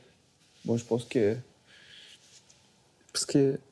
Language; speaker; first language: French; non-native, fluent; Portuguese